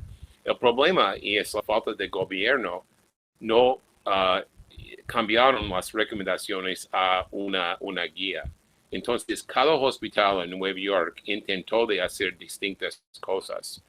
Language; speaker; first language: Spanish; non-native, fluent; English